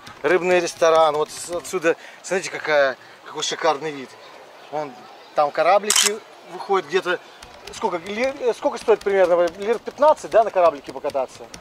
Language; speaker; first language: Russian; native; Russian